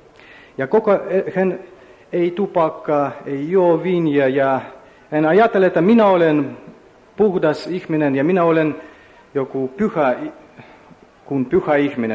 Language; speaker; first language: Finnish; non-native, learner; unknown